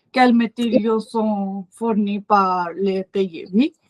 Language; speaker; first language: French; non-native, learner; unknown